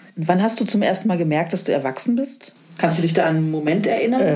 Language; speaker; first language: German; native; German